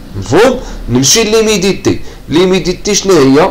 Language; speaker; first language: French; non-native, local second language; Arabic